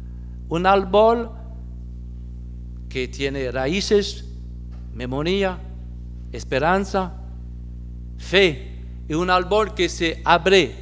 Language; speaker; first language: Spanish; non-native, fluent; French